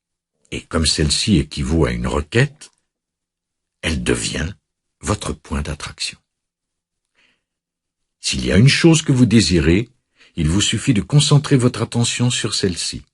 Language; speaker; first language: French; native; French